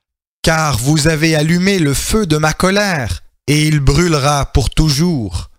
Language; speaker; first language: French; native; French